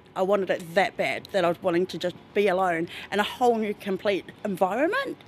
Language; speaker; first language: English; native; English